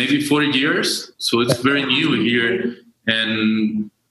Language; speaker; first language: English; non-native, learner; Spanish